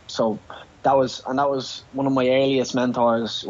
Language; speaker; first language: English; native; English